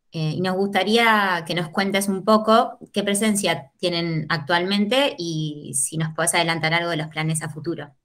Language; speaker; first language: Spanish; native; Spanish